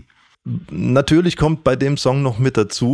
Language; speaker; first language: German; native; German